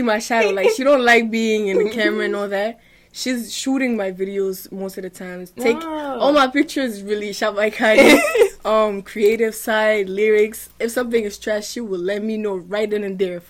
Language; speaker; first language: English; non-native, fluent; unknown